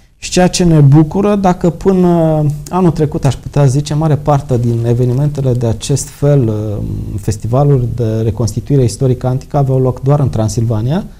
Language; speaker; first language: Romanian; native; Romanian